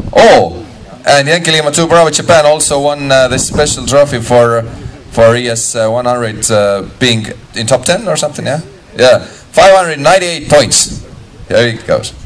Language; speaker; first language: English; non-native, fluent; Estonian